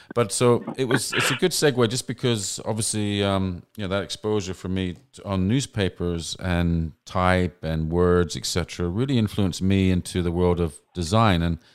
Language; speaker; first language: English; native; English